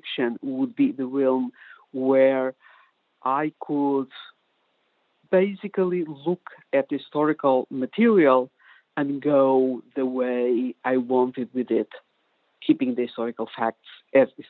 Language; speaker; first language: English; non-native, fluent; Portuguese